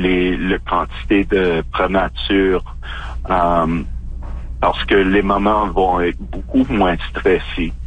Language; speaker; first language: French; non-native, fluent; English